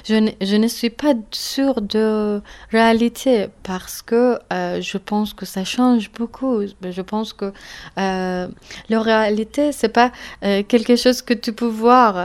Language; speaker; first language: French; non-native, learner; Persian